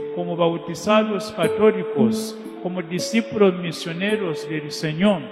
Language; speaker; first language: Spanish; non-native, fluent; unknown